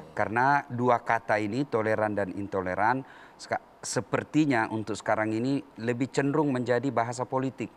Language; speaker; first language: Indonesian; native; Indonesian